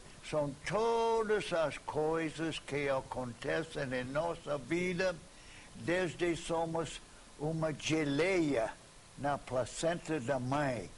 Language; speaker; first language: Portuguese; non-native, fluent; English